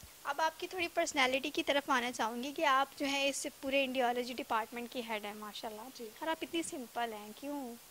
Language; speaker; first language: Urdu; native; Urdu